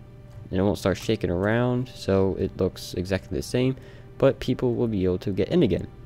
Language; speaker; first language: English; native; English